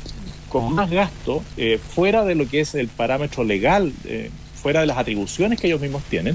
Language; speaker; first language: Spanish; native; Spanish